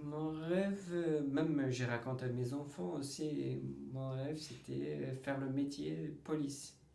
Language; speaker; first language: French; non-native, learner; Turkish